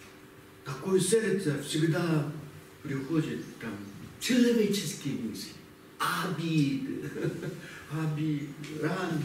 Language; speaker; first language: Russian; non-native, learner; Korean